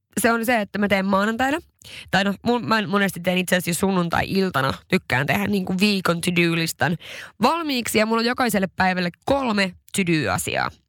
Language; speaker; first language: Finnish; non-native, local second language; Swedish